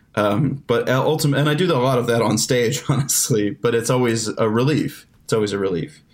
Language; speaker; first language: English; native; English